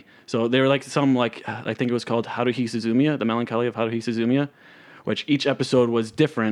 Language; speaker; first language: English; non-native, fluent; Italian